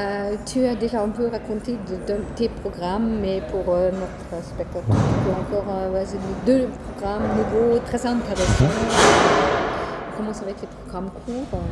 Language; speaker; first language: French; non-native, fluent; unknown